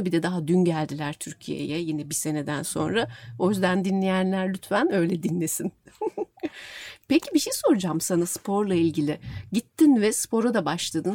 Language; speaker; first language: Turkish; native; Turkish